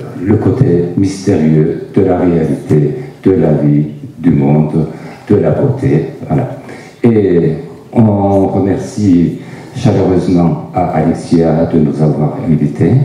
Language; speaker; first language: French; non-native, fluent; Turkish